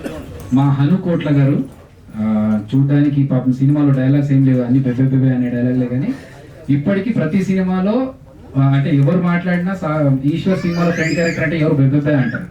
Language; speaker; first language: Telugu; native; Telugu